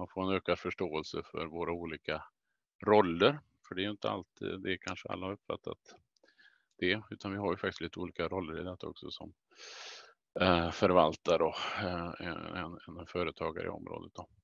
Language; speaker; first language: Swedish; native; Swedish